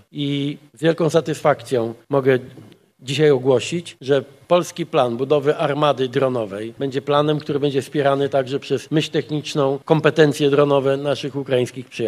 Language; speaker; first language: Polish; native; Polish